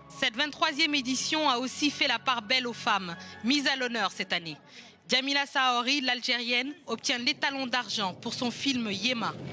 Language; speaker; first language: French; native; French